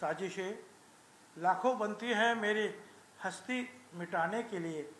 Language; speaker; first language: Hindi; non-native, local second language; Marathi